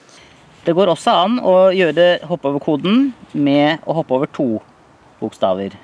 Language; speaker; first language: Norwegian; native; Norwegian